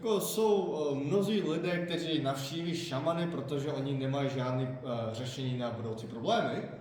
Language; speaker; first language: Czech; non-native, fluent; Korean